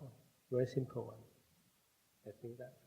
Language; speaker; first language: English; non-native, fluent; Thai